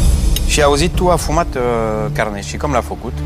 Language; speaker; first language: Romanian; non-native, fluent; French